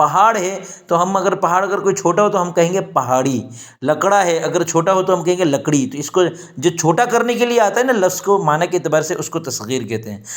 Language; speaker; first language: Urdu; native; Urdu